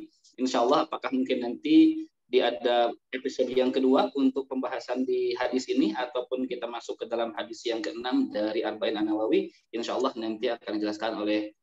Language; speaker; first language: Indonesian; native; Indonesian